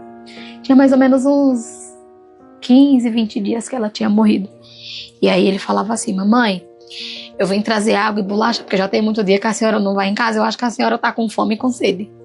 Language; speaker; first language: Portuguese; native; Portuguese